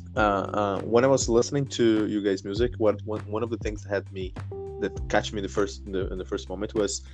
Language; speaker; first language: English; non-native, fluent; Portuguese